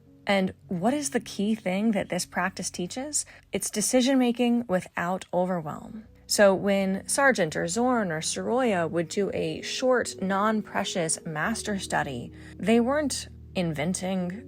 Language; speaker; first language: English; native; English